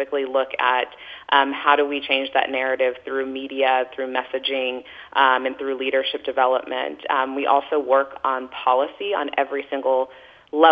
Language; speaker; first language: English; native; English